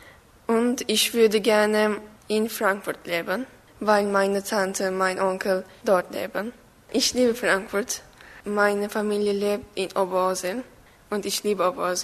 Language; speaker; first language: German; non-native, learner; Turkish